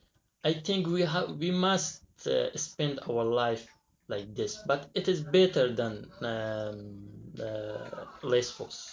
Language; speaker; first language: English; non-native, learner; Persian